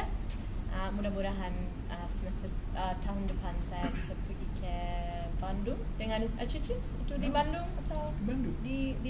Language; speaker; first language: Indonesian; non-native, fluent; English